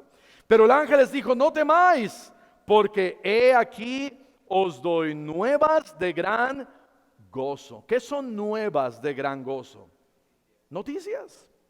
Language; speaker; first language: Spanish; native; Spanish